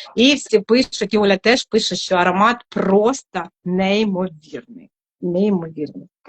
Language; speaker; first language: Ukrainian; non-native, local second language; Russian